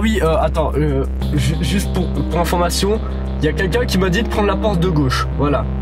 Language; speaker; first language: French; native; French